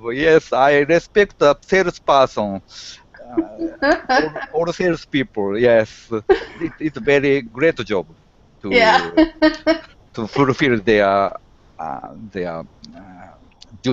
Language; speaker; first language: English; non-native, learner; Japanese